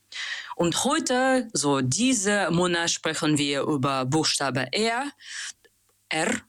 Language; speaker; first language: German; non-native, learner; Russian